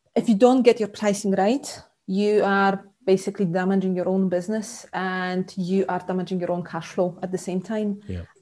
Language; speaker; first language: English; non-native, fluent; Polish